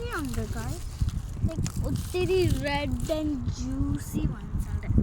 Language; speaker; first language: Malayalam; early bilingual, heritage; Malayalam